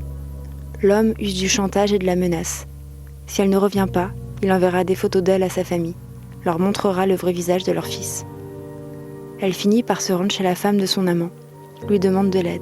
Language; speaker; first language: French; native; French